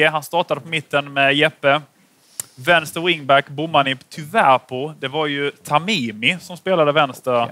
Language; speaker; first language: Swedish; native; Swedish